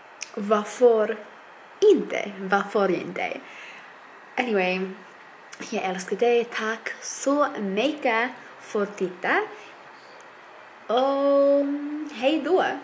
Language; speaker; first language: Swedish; non-native, learner; English